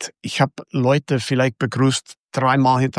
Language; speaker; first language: German; non-native, fluent; English